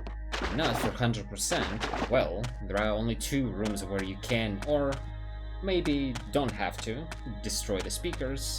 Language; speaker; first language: English; non-native, fluent; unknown